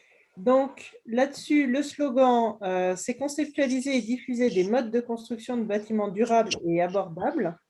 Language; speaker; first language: French; native; French